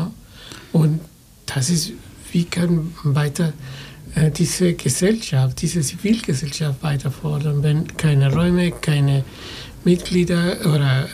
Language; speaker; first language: German; non-native, fluent; Spanish